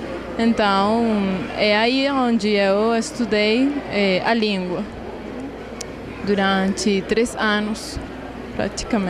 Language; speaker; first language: Portuguese; non-native, fluent; Spanish